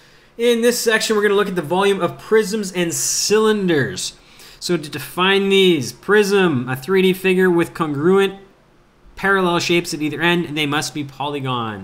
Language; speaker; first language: English; native; English